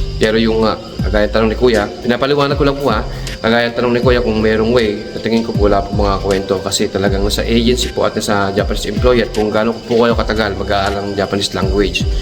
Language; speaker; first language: Filipino; native; Filipino